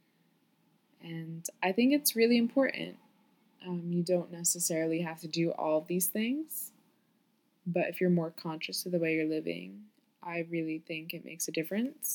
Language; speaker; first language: English; native; English